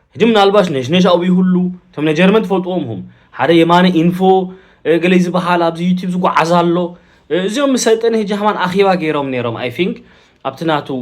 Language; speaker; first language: Tigrinya; early bilingual, heritage; Tigrinya